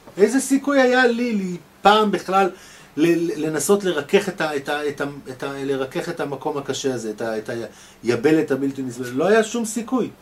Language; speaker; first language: Hebrew; native; Hebrew